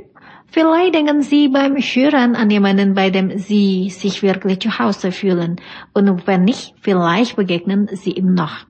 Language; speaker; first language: German; non-native, learner; Indonesian